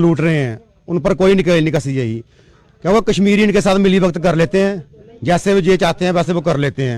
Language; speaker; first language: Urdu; non-native, local second language; Dogri